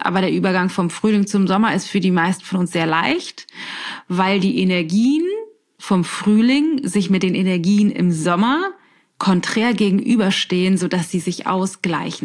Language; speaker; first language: German; native; German